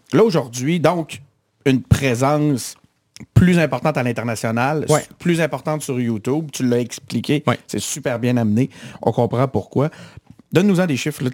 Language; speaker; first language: French; native; French